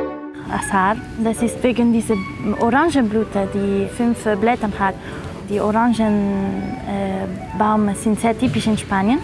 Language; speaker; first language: German; non-native, learner; Spanish